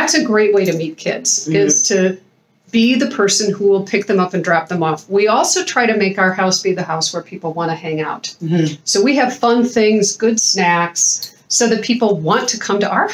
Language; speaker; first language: English; native; English